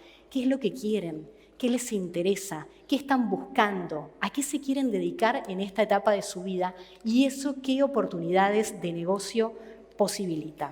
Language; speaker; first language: Spanish; native; Spanish